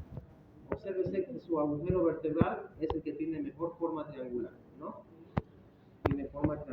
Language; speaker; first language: Spanish; native; Spanish